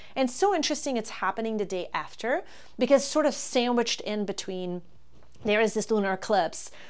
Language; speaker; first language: English; non-native, fluent; German